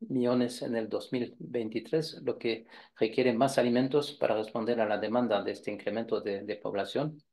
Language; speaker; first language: Spanish; non-native, fluent; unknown